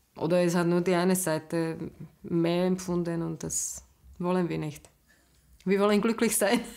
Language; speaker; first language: German; non-native, fluent; Slovak